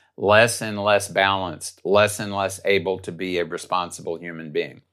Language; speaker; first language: English; native; English